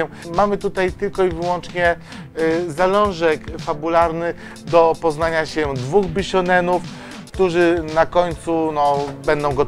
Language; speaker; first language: Polish; native; Polish